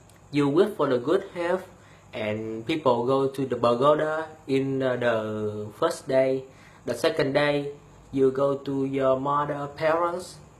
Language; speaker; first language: English; non-native, learner; Vietnamese